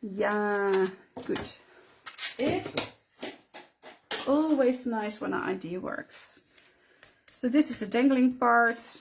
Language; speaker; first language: English; non-native, fluent; Dutch